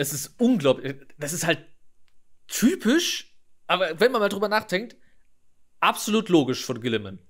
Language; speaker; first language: German; native; German